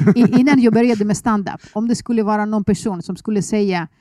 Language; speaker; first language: Swedish; non-native, fluent; Greek